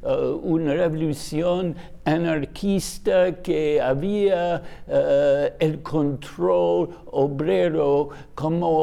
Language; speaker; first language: Spanish; non-native, fluent; English